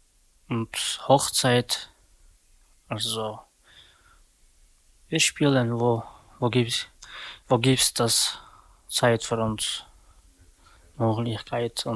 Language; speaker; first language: German; non-native, learner; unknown